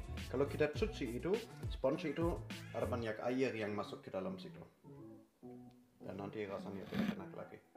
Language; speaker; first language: Indonesian; non-native, fluent; German